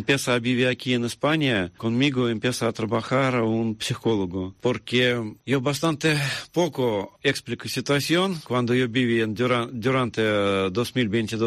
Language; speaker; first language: Spanish; non-native, learner; Russian